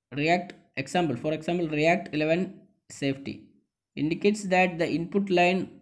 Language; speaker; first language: English; non-native, local second language; Malayalam